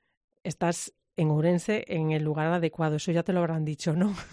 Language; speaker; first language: Spanish; native; Spanish